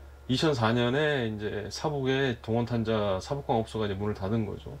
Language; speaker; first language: Korean; native; Korean